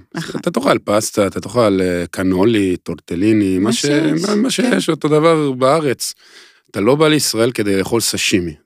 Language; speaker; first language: Hebrew; native; Hebrew